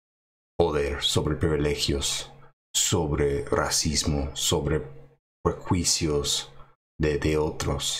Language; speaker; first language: Spanish; non-native, fluent; English